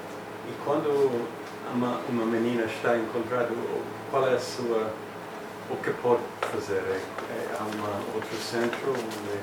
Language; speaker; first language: Portuguese; non-native, fluent; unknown